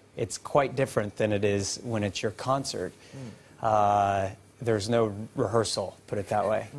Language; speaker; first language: English; native; English